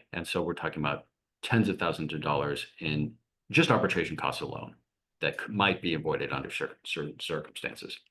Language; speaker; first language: English; native; English